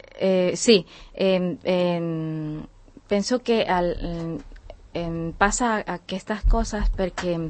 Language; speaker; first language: Catalan; non-native, learner; Spanish